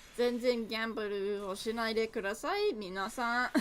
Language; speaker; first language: Japanese; non-native, learner; English